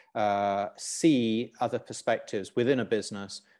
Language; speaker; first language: English; native; English